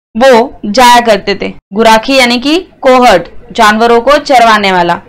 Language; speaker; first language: Hindi; non-native, local second language; Marathi